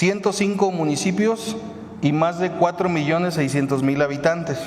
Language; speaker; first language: Spanish; native; Spanish